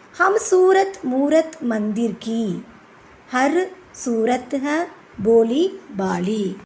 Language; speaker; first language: Hindi; non-native, local second language; Tamil